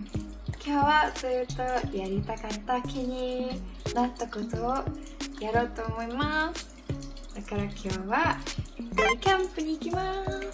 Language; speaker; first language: Japanese; non-native, fluent; English